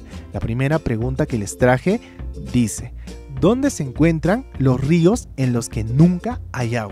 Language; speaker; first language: Spanish; native; Spanish